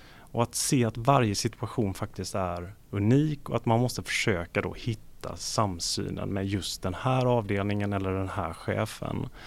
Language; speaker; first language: Swedish; native; Swedish